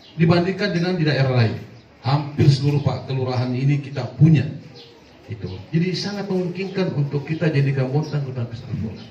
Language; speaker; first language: Indonesian; non-native, local second language; Buginese